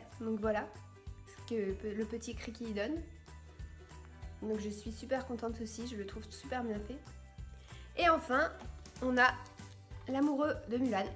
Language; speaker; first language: French; native; French